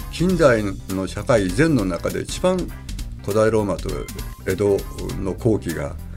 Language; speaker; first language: Japanese; native; Japanese